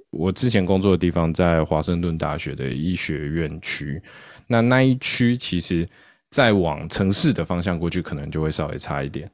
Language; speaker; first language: Chinese; native; Chinese